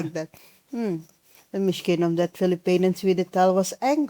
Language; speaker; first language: Dutch; non-native, learner; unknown